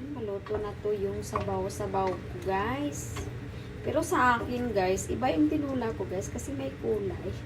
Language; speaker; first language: Filipino; native; Filipino